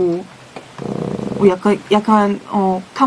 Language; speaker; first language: Korean; non-native, fluent; Russian